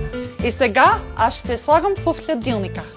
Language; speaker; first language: Bulgarian; non-native, learner; English